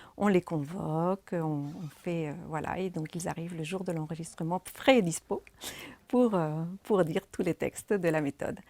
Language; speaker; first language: French; native; French